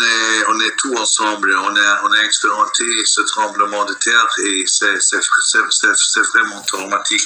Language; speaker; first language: French; non-native, local second language; Dutch